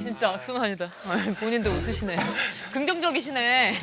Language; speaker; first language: Korean; native; Korean